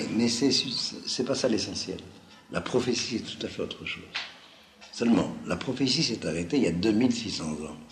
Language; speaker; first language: French; non-native, local second language; Arabic